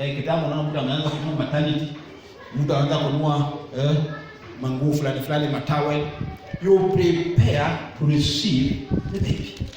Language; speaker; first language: Swahili; non-native, local second language; Luo (Kenya and Tanzania)